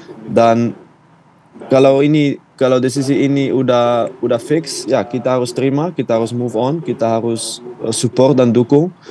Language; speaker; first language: Indonesian; non-native, fluent; Dutch